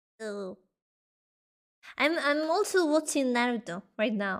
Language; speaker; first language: English; non-native, learner; Spanish